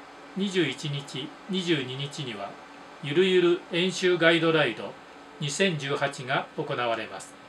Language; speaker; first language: Japanese; native; Japanese